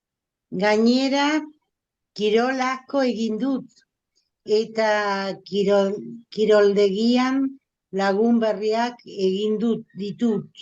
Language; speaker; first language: Basque; non-native, learner; Spanish